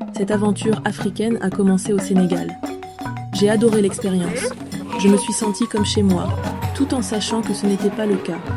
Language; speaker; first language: French; native; French